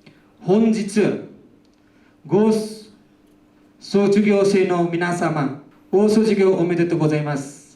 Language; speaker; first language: Japanese; non-native, learner; Nepali